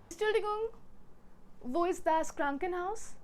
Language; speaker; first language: German; non-native, learner; Hindi